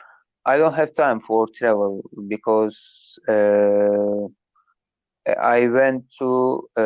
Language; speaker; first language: English; non-native, learner; Turkish